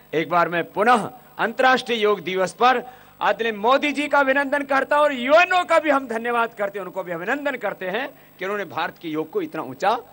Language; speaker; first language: Hindi; native; Hindi